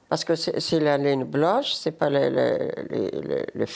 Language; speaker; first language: French; non-native, learner; Arabic